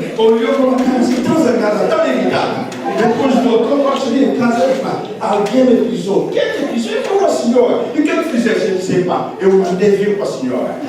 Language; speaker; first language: Portuguese; non-native, fluent; Lingala